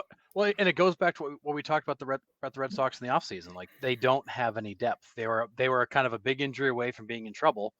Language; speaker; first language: English; native; English